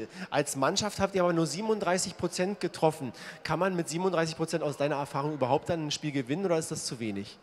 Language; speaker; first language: German; native; German